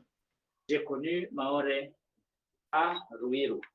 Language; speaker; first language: French; non-native, fluent; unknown